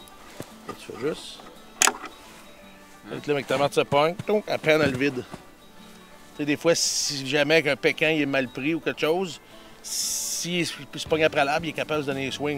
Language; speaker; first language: French; native; French